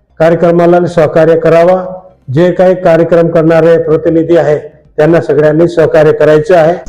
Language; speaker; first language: Marathi; non-native, local second language; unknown